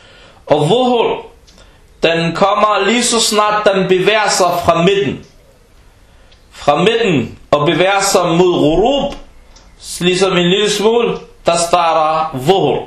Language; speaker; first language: Danish; non-native, local second language; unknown